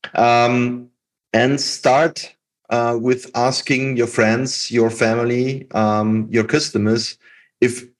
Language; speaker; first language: English; non-native, fluent; German